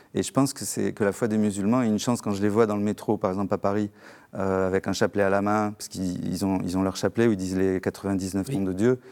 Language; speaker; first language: French; native; French